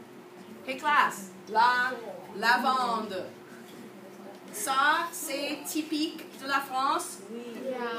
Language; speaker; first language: French; non-native, fluent; English